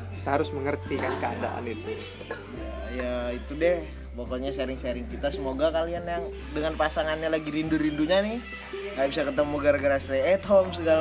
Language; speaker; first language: Indonesian; native; Indonesian